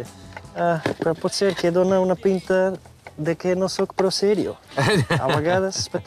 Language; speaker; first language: Catalan; non-native, fluent; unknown